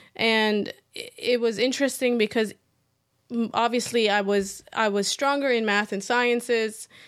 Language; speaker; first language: English; early bilingual, other home language; Persian